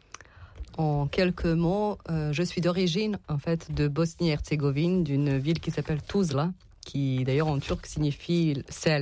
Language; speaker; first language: French; non-native, fluent; Serbian